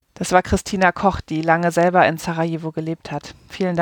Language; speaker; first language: German; native; German